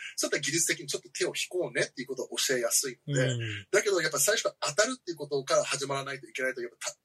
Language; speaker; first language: Japanese; early bilingual, heritage; Japanese